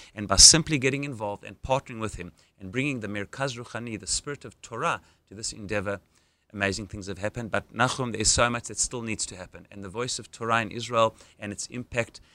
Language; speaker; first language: English; native; English